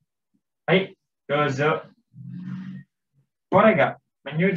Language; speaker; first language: Japanese; non-native, learner; Indonesian